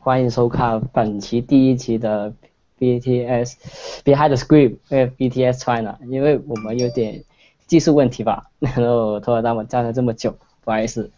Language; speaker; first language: Chinese; non-native, local second language; Cantonese